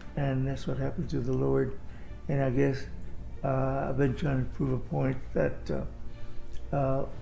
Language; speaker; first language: English; native; English